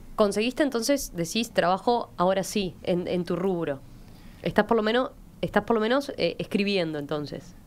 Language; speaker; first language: Spanish; native; Spanish